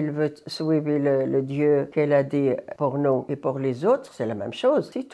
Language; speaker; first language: French; non-native, learner; Arabic